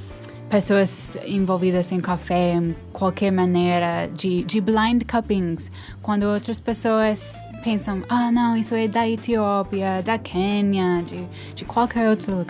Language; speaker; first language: Portuguese; non-native, fluent; English